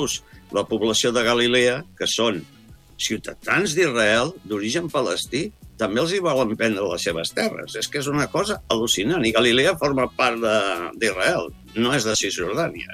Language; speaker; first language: Catalan; native; Catalan